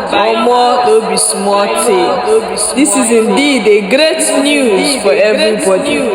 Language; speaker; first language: Nigerian Pidgin; native; Nigerian Pidgin